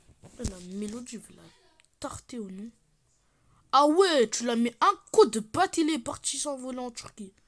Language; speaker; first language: French; native; French